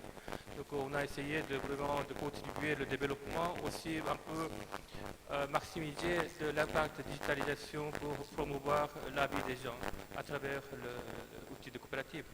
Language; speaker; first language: French; non-native, fluent; Korean